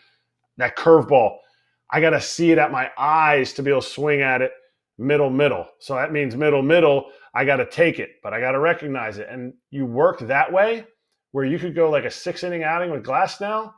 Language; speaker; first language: English; native; English